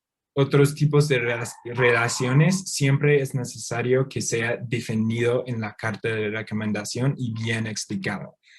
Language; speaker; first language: Spanish; non-native, fluent; English